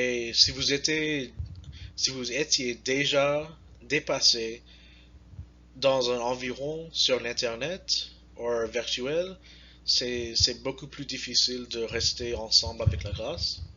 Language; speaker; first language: French; non-native, learner; English